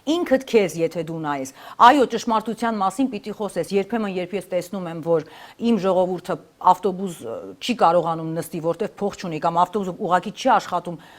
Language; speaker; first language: Armenian; native; Armenian